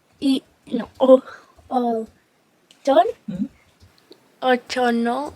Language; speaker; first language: Korean; early bilingual, heritage; Spanish